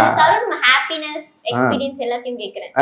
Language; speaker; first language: Tamil; native; Tamil